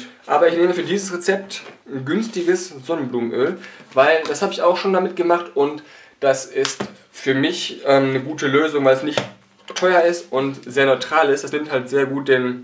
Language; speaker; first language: German; native; German